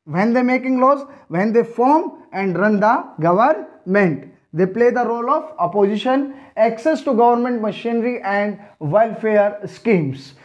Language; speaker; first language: Hindi; native; Hindi